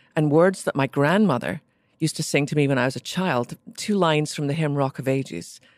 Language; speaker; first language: English; native; English